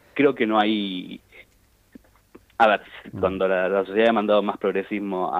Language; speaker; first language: Spanish; native; Spanish